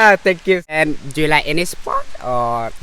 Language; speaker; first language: English; non-native, learner; Lao